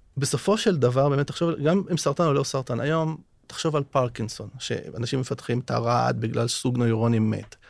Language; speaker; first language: Hebrew; non-native, local second language; Arabic